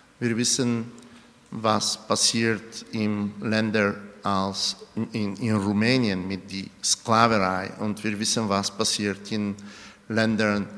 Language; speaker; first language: German; non-native, fluent; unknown